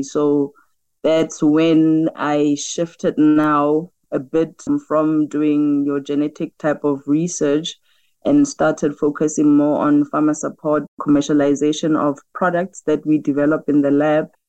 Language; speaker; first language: English; non-native, local second language; Tswana